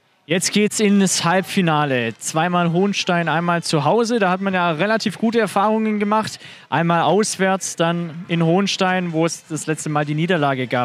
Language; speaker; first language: German; native; German